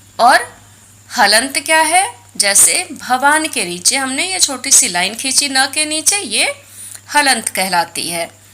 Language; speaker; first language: Hindi; native; Hindi